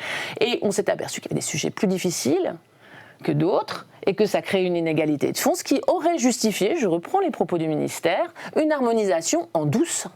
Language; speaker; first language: French; native; French